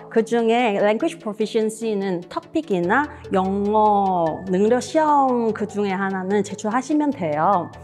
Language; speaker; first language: Korean; non-native, fluent; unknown